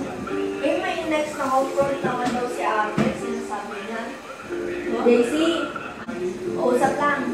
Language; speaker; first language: Filipino; native; Filipino